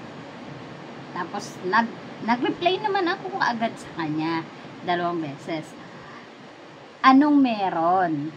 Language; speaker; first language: Filipino; non-native, local second language; Cebuano